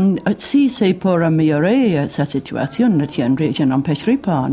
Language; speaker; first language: French; non-native, fluent; English